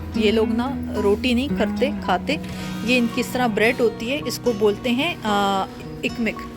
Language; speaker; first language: Urdu; native; Urdu